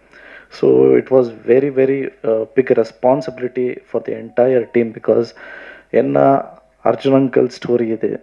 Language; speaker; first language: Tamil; non-native, learner; Kannada